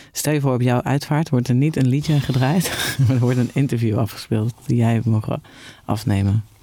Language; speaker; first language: Dutch; native; Dutch